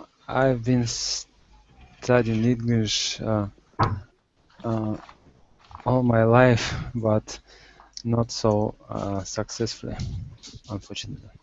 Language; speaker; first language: English; non-native, learner; Russian